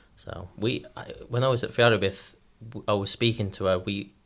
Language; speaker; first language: English; native; English